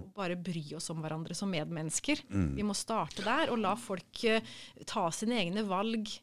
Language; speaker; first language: Norwegian; native; Norwegian